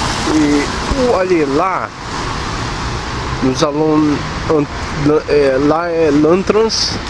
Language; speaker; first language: French; non-native, learner; Portuguese